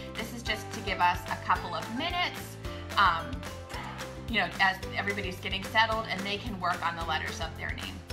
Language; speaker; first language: English; native; English